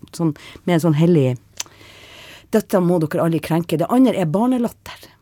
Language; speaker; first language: Norwegian; native; Norwegian